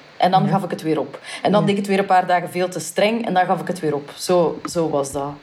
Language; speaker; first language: Dutch; native; Dutch